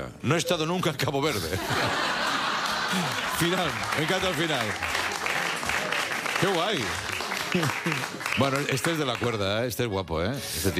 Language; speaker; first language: Spanish; native; Spanish